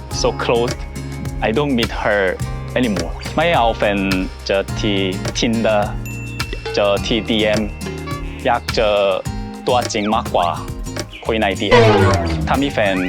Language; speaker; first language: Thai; non-native, learner; Korean